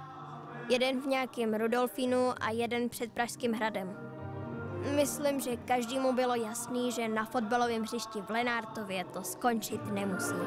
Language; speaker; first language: Czech; native; Czech